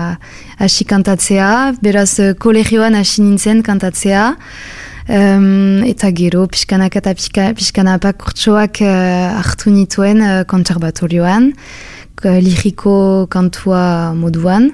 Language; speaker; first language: Basque; non-native, local second language; French